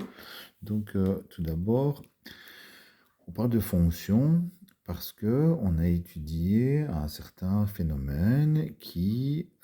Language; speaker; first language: French; native; French